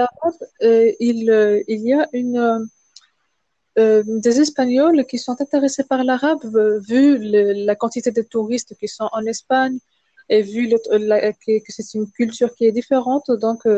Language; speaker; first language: French; non-native, local second language; Arabic